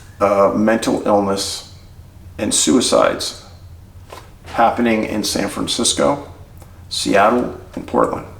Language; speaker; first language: English; native; English